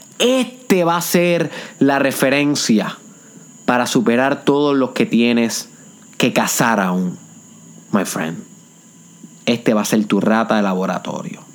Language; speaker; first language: Spanish; native; Spanish